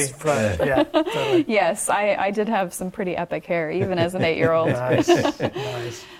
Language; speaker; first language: English; native; English